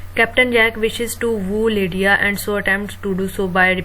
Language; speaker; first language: English; non-native, local second language; Urdu